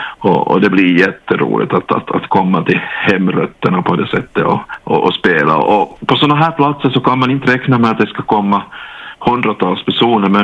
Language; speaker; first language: Swedish; native; Swedish